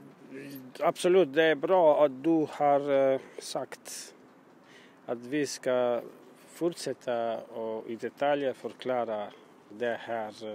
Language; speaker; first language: Swedish; non-native, learner; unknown